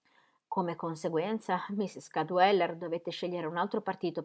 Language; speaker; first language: Italian; native; Italian